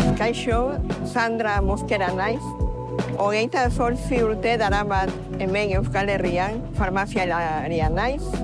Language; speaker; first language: Basque; non-native, fluent; Spanish